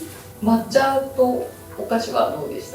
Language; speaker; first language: Japanese; native; Japanese